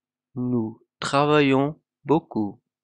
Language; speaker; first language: French; non-native, fluent; Portuguese